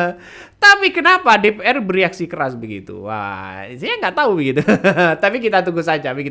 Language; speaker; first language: Indonesian; native; Indonesian